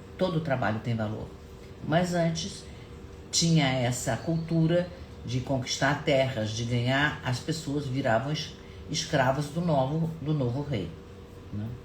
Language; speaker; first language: Portuguese; non-native, fluent; German